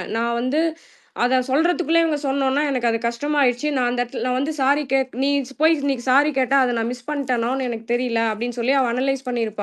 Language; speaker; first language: Tamil; native; Tamil